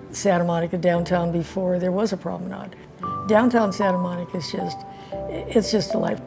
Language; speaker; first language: English; native; English